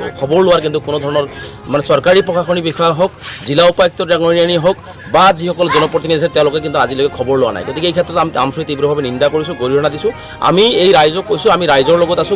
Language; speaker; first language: Assamese; non-native, local second language; Bangla